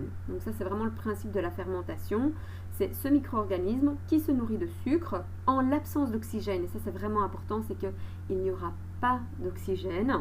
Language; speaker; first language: French; native; French